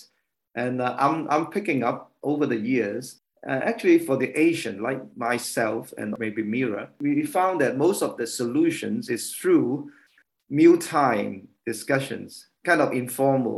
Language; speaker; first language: English; non-native, local second language; Cantonese